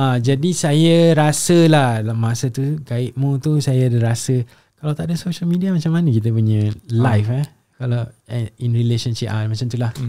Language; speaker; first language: Malay; native; Malay